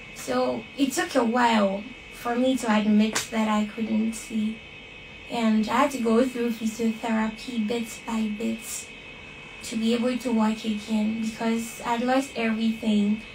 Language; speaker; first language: English; non-native, local second language; Akan